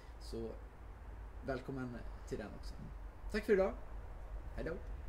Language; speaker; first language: Swedish; native; Swedish